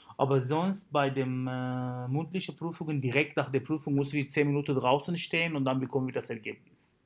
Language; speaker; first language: German; non-native, fluent; Arabic